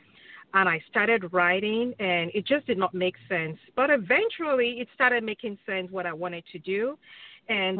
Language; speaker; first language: English; non-native, local second language; Yoruba